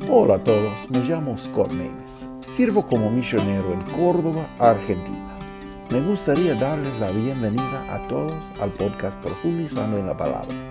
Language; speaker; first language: Spanish; non-native, fluent; English